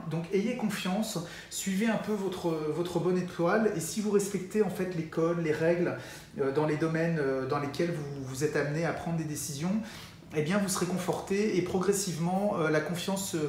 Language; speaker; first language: French; native; French